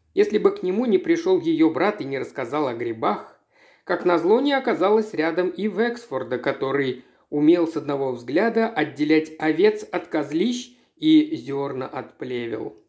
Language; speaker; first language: Russian; native; Russian